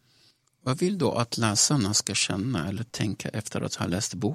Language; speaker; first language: Swedish; non-native, fluent; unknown